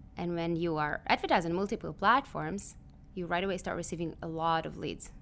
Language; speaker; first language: English; early bilingual, other home language; Hebrew